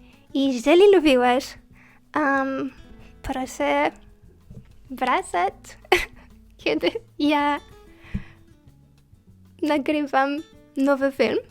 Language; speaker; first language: Polish; non-native, learner; Spanish